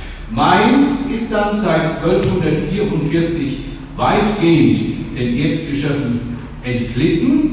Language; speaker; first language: German; native; German